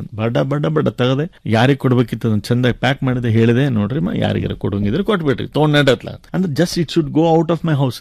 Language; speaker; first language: Kannada; native; Kannada